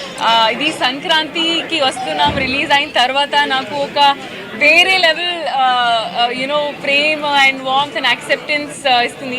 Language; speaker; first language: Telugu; non-native, learner; Hindi